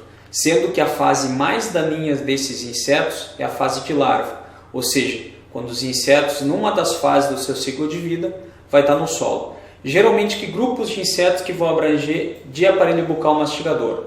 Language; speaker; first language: Portuguese; native; Portuguese